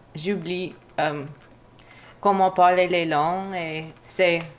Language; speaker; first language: French; non-native, learner; English